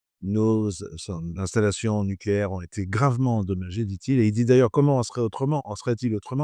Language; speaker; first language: French; native; French